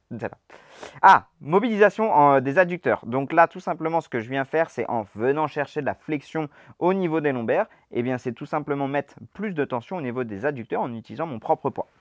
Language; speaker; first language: French; native; French